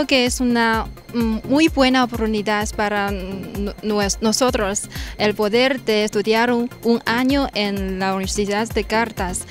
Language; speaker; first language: Spanish; non-native, fluent; Chinese